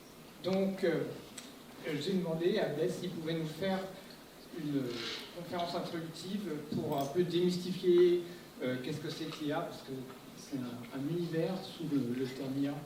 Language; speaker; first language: French; native; French